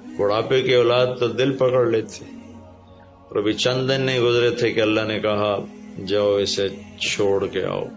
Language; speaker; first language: Urdu; non-native, local second language; Punjabi